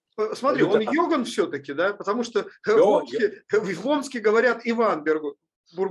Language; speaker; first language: Russian; native; Russian